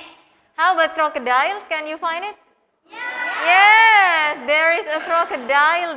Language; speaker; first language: English; non-native, fluent; Indonesian